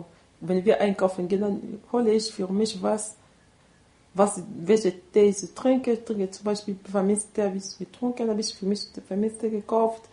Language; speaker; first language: German; non-native, learner; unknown